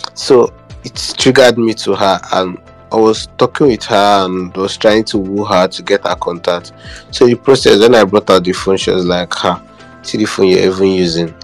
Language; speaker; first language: English; non-native, local second language; Igbo